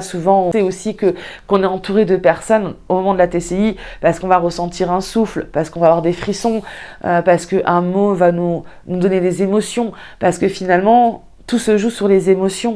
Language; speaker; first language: French; native; French